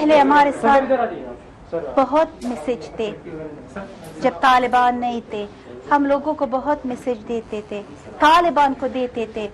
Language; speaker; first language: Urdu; non-native, fluent; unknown